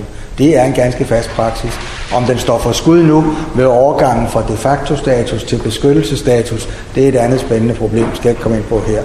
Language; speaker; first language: Danish; native; Danish